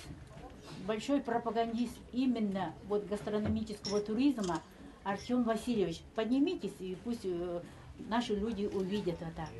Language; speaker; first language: Russian; native; Russian